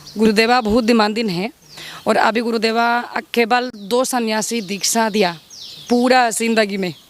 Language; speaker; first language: Hindi; non-native, learner; Spanish